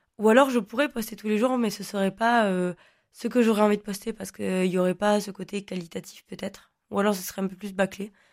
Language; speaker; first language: French; native; French